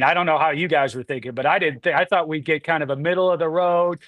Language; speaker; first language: English; native; English